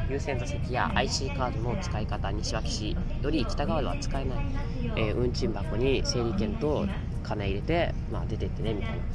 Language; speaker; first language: Japanese; native; Japanese